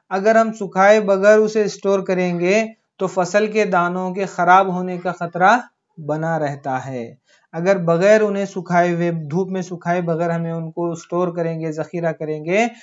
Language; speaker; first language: Urdu; native; Urdu